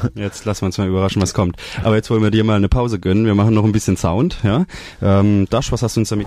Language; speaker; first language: German; native; German